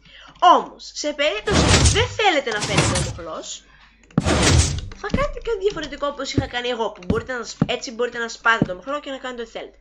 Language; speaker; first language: Greek; native; Greek